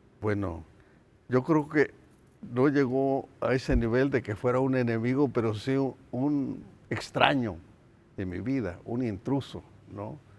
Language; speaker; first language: Spanish; non-native, local second language; Nahuatl languages